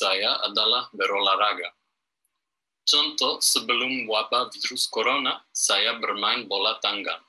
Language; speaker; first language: Indonesian; non-native, learner; German